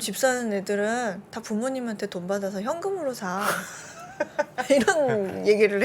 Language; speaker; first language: Korean; native; Korean